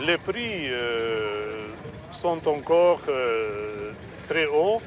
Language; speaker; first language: French; non-native, fluent; Slovenian